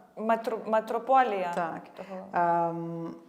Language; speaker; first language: Ukrainian; non-native, fluent; French